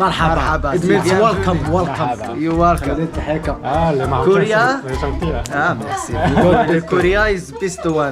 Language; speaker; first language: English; non-native, learner; Arabic